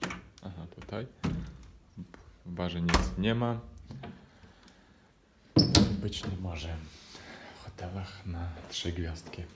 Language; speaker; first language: Polish; non-native, fluent; Ukrainian